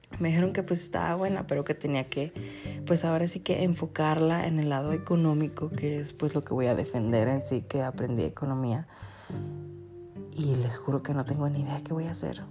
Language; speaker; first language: Spanish; native; Spanish